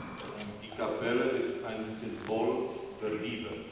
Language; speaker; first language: German; non-native, fluent; Polish